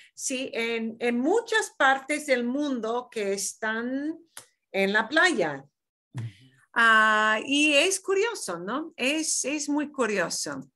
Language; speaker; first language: Spanish; non-native, fluent; English